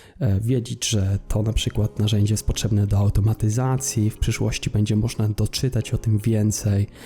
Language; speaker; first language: Polish; native; Polish